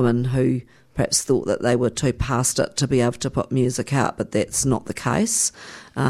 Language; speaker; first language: English; native; English